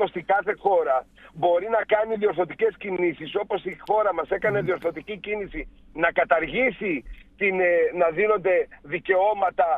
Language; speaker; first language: Greek; native; Greek